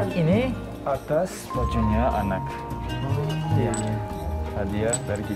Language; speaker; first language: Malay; non-native, fluent; Turkish